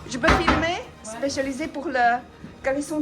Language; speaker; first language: French; non-native, learner; Chinese